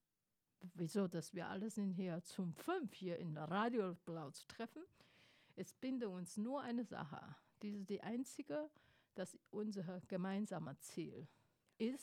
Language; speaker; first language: German; non-native, fluent; Chinese